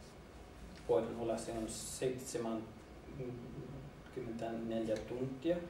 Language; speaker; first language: Finnish; non-native, learner; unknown